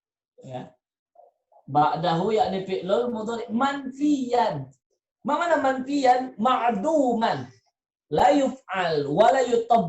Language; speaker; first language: Arabic; non-native, fluent; Indonesian